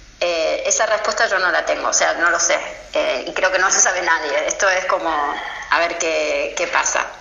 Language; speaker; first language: Spanish; native; Spanish